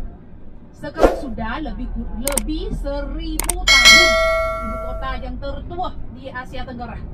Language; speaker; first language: Indonesian; non-native, fluent; Vietnamese